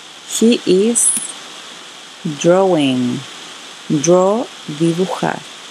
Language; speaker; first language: English; non-native, fluent; Spanish